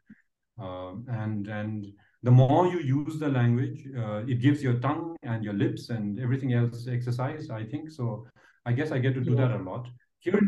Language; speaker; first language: English; non-native, fluent; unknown